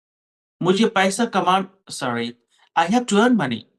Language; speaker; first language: English; non-native, local second language; Hindi